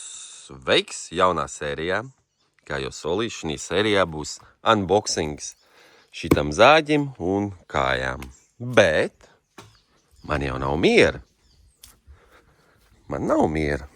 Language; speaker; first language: Latvian; native; Latvian